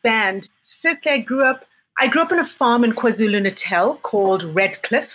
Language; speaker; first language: English; native; English